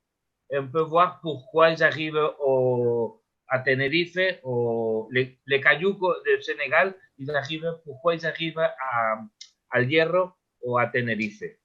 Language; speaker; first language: French; non-native, learner; Spanish